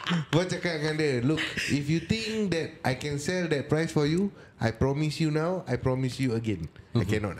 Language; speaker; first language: English; non-native, local second language; Malay